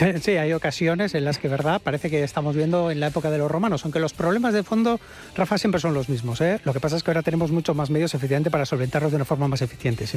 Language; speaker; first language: Spanish; native; Spanish